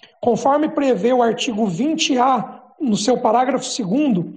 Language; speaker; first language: Portuguese; native; Portuguese